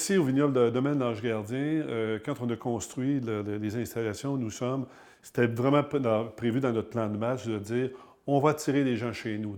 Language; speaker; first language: French; native; French